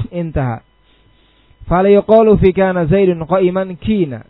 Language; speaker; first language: Arabic; non-native, fluent; Indonesian